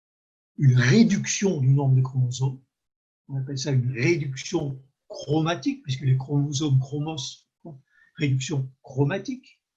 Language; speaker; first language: French; native; French